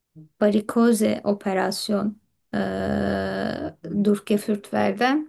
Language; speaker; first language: German; non-native, fluent; Turkish